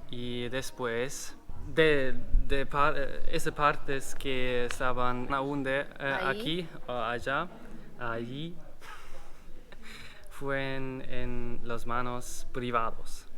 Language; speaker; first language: Spanish; non-native, learner; German